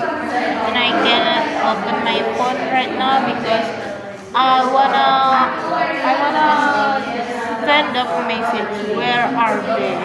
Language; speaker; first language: English; non-native, learner; Indonesian